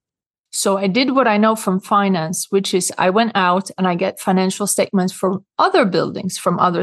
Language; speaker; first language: English; non-native, fluent; Swedish